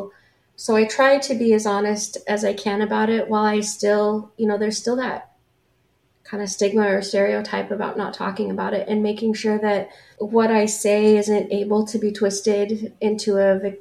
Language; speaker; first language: English; native; English